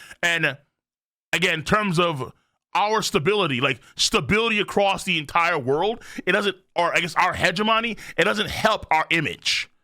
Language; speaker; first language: English; native; English